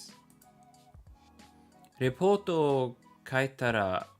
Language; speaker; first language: Japanese; non-native, learner; English